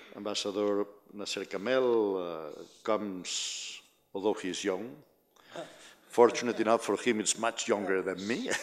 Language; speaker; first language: English; non-native, fluent; Spanish